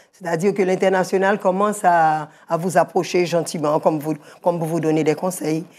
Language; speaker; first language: French; native; French